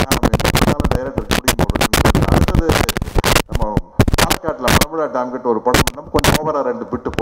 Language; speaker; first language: Tamil; native; Tamil